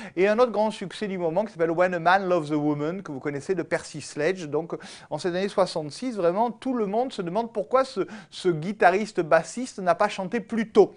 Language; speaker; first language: French; native; French